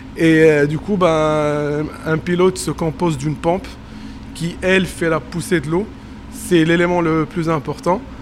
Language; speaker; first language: French; non-native, local second language; Arabic